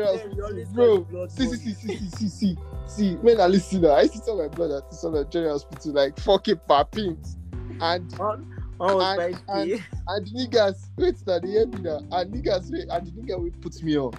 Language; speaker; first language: English; non-native, local second language; Yoruba